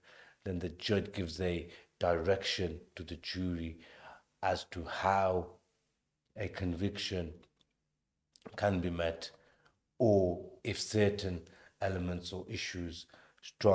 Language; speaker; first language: English; native; English